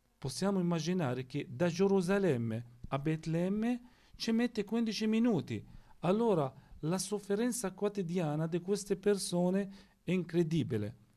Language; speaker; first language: Italian; non-native, fluent; Arabic